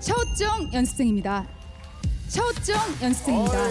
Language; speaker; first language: Korean; native; Korean